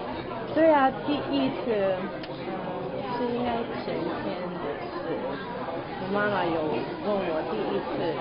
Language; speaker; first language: Chinese; non-native, local second language; Cantonese